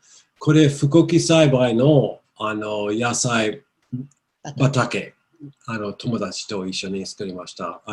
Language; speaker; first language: Japanese; non-native, learner; English